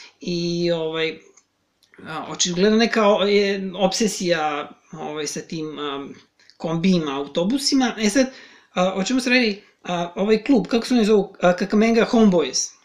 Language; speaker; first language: Serbian; native; Serbian